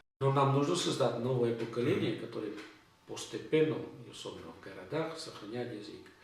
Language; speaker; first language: Russian; non-native, learner; Catalan